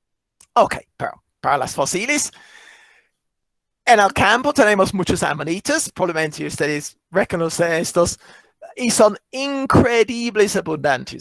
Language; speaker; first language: Spanish; non-native, fluent; English